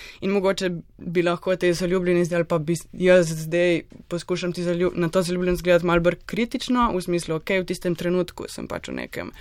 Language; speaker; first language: Slovenian; native; Slovenian